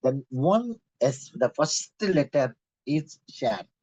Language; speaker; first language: English; non-native, local second language; Tamil